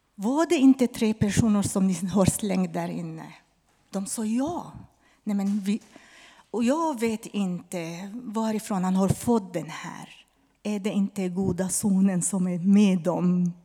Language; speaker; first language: Swedish; non-native, fluent; Arabic